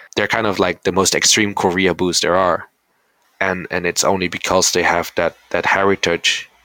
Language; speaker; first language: English; early bilingual, heritage; Dutch